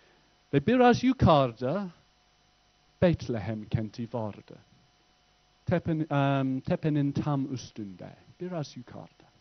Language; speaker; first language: Turkish; non-native, fluent; English